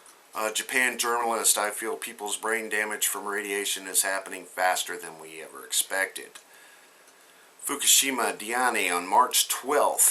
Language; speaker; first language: English; native; English